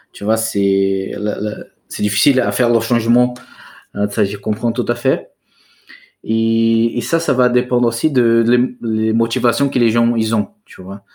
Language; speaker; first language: French; non-native, fluent; Portuguese